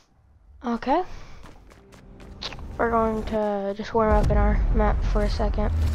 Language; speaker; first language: English; native; English